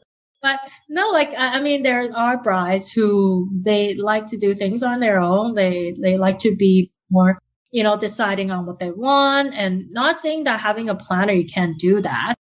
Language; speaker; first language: English; early bilingual, other home language; Chinese